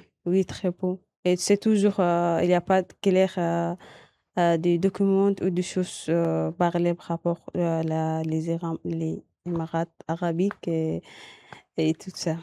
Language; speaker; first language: French; non-native, learner; Arabic